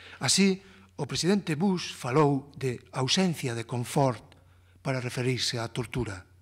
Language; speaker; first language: Galician; native; Galician